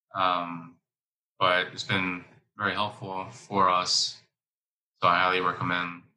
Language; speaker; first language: English; early bilingual, other home language; Spanish